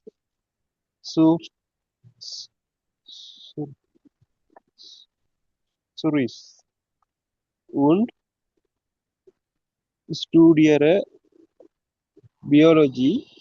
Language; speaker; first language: German; non-native, learner; Tamil